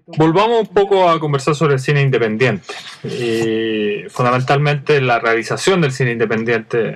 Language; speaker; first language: Spanish; native; Spanish